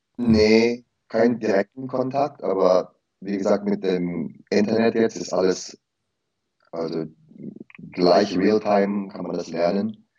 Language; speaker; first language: German; early bilingual, heritage; German